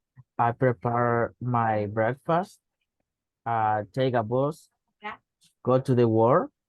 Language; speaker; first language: English; non-native, learner; Spanish